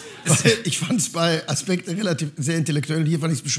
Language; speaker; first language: German; native; German